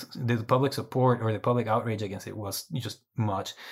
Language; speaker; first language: English; non-native, fluent; Spanish